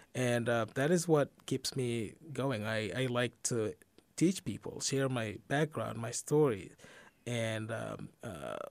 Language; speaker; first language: English; non-native, fluent; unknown